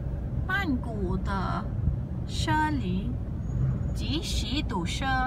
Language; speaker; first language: Chinese; non-native, learner; Thai